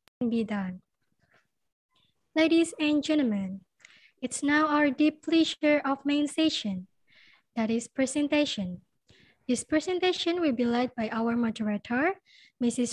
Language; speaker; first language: English; non-native, fluent; Indonesian